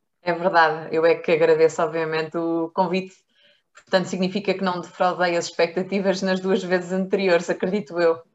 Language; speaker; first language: Portuguese; native; Portuguese